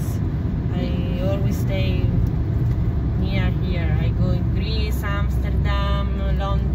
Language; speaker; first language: English; non-native, learner; Italian